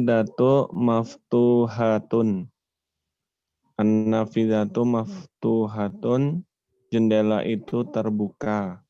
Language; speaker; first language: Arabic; non-native, learner; Indonesian